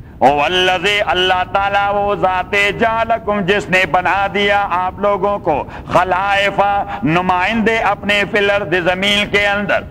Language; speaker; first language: Urdu; non-native, local second language; Pashto